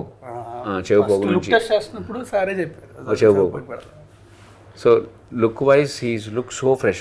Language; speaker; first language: Telugu; native; Telugu